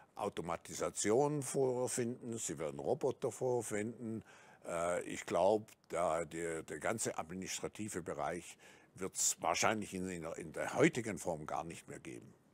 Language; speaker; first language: German; native; German